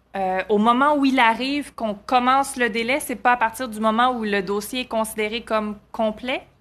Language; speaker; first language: French; native; French